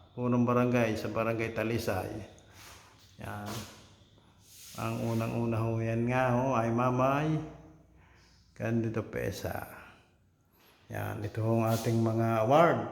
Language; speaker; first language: Filipino; native; Filipino